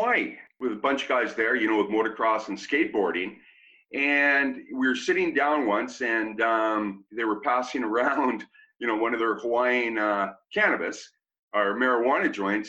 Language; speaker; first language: English; native; English